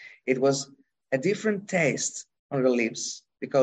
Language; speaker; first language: English; non-native, fluent; Greek